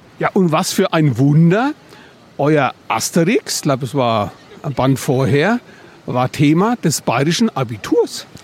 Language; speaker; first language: German; native; German